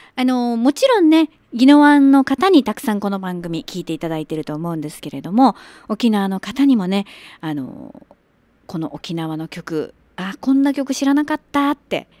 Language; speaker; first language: Japanese; native; Japanese